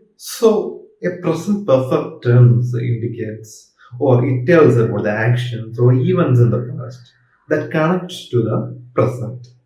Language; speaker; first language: English; non-native, local second language; Malayalam